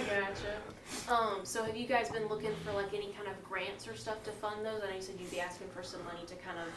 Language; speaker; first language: English; native; English